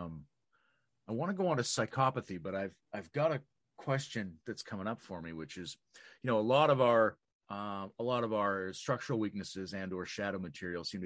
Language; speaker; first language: English; native; English